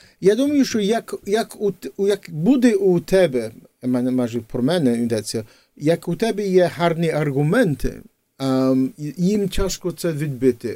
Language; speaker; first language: Ukrainian; early bilingual, heritage; English